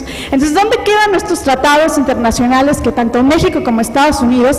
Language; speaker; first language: Spanish; native; Spanish